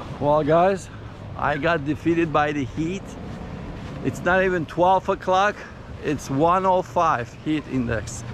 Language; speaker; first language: English; native; English